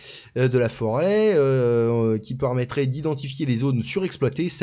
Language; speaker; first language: French; native; French